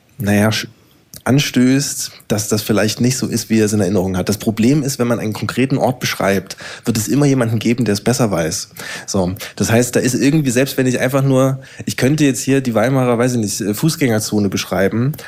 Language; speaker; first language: German; native; German